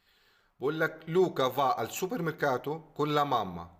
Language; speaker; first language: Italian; non-native, fluent; Arabic